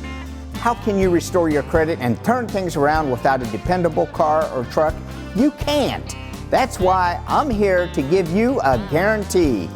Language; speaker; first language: English; native; English